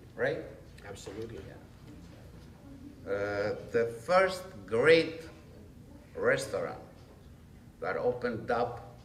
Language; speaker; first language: English; non-native, fluent; Greek